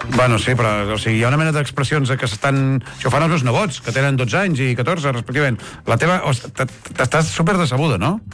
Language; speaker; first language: Catalan; native; Catalan